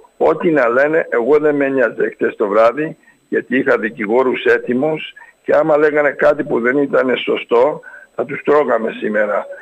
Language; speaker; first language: Greek; early bilingual, heritage; Greek